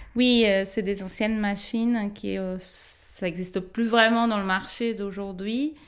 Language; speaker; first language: French; non-native, fluent; Portuguese